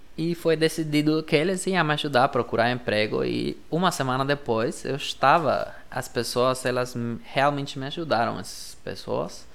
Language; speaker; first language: Portuguese; non-native, fluent; Spanish